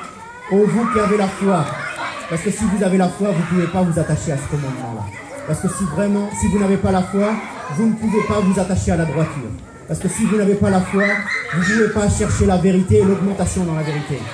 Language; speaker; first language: French; native; French